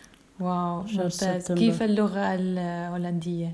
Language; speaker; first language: Arabic; non-native, fluent; English